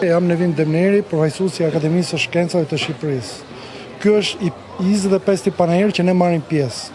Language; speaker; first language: Albanian; native; Albanian